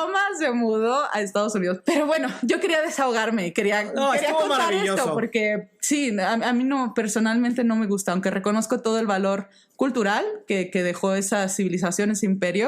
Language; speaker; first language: Spanish; native; Spanish